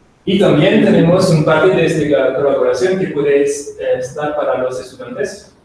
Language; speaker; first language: Spanish; non-native, learner; French